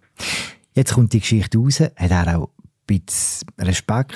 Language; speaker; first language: German; native; German